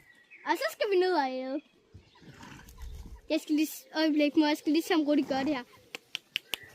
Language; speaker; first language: Danish; native; Danish